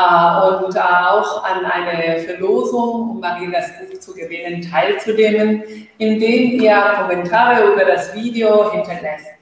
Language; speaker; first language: German; non-native, fluent; Spanish